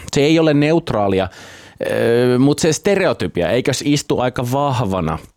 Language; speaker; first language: Finnish; native; Finnish